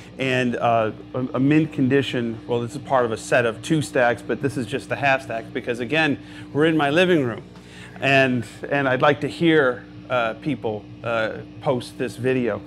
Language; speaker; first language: English; native; English